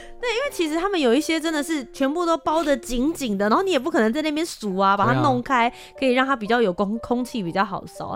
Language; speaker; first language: Chinese; native; Chinese